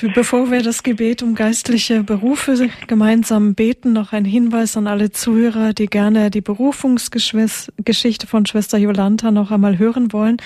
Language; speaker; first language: German; native; German